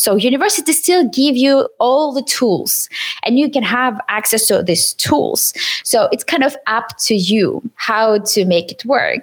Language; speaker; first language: English; non-native, fluent; Ukrainian